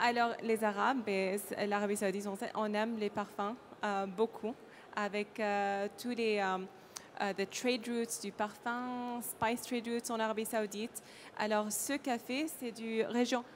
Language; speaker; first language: French; non-native, learner; Arabic